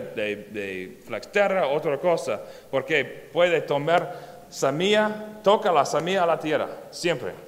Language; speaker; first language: Spanish; non-native, learner; English